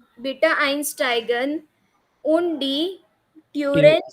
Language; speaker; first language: German; non-native, learner; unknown